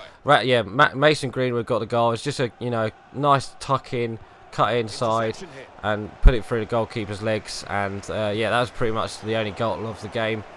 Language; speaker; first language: English; native; English